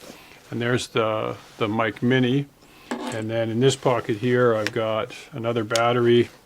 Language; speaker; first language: English; native; English